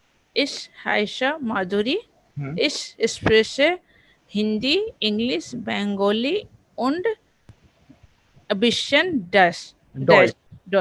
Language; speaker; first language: German; non-native, learner; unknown